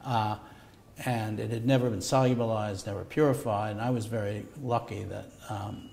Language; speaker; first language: English; native; English